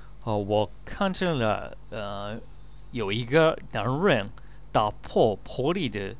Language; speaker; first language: Chinese; non-native, learner; Japanese